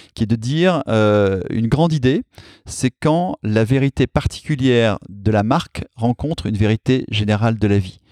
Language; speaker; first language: French; native; French